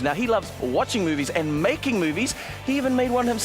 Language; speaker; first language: English; native; English